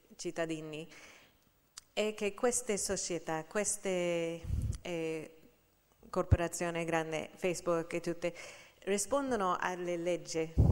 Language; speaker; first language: Italian; non-native, learner; English